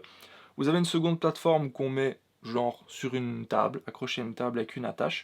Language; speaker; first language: French; native; French